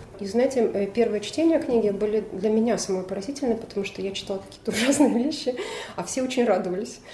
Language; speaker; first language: Russian; native; Russian